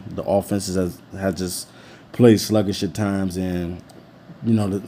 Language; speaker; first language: English; native; English